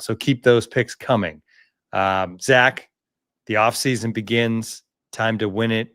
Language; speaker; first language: English; native; English